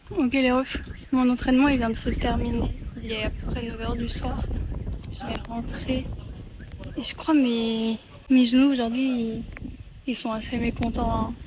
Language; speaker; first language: French; native; French